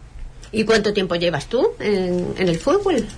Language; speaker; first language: Spanish; native; Spanish